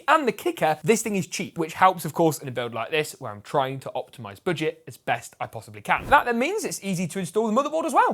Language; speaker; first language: English; native; English